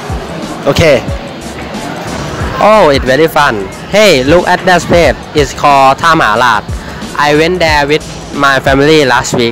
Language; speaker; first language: English; non-native, learner; Thai